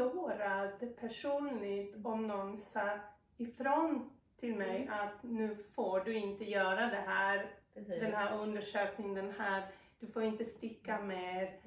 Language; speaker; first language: Swedish; non-native, fluent; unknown